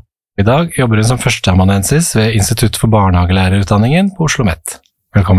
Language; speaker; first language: Norwegian; native; Norwegian